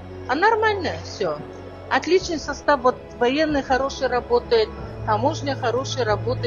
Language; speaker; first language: Russian; non-native, local second language; Kazakh